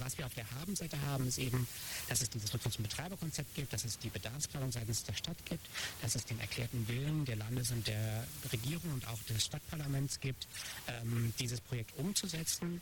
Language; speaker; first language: German; native; German